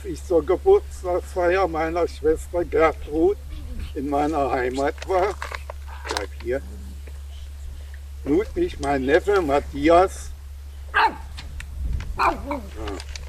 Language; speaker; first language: German; native; German